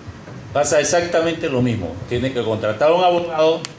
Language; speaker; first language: Spanish; native; Spanish